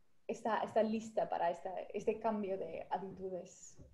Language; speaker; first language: Spanish; non-native, fluent; Finnish